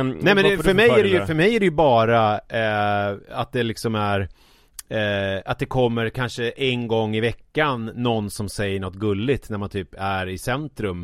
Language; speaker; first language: Swedish; native; Swedish